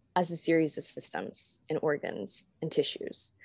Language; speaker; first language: English; native; English